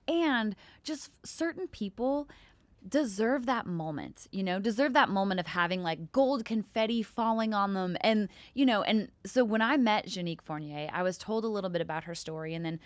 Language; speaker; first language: English; native; English